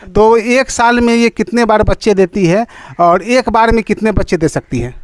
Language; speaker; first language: Hindi; native; Hindi